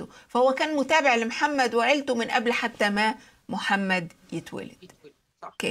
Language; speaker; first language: Arabic; native; Arabic